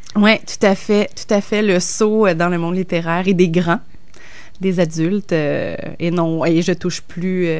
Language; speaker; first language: French; native; French